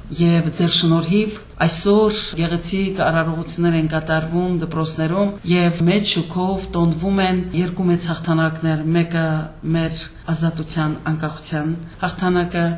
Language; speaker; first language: Armenian; native; Armenian